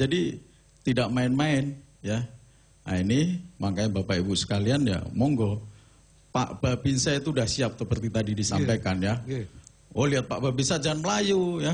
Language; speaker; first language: Indonesian; non-native, local second language; Javanese